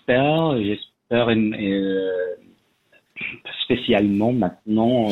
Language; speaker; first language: French; non-native, learner; Persian